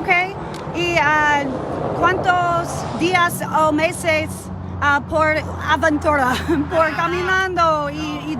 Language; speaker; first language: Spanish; non-native, learner; English